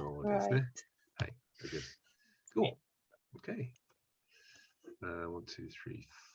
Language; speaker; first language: Japanese; non-native, fluent; English